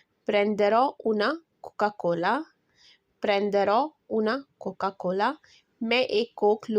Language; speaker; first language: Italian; non-native, learner; Urdu